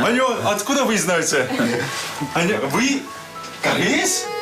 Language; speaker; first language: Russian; non-native, fluent; Korean